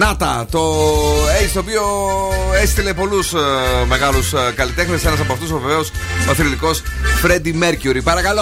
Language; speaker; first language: Greek; native; Greek